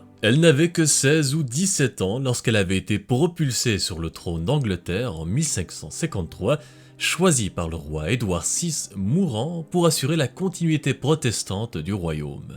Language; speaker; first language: French; native; French